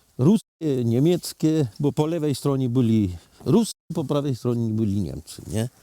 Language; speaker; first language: Polish; early bilingual, heritage; Polish